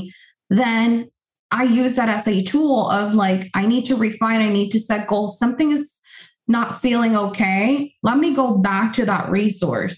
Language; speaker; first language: English; non-native, fluent; Spanish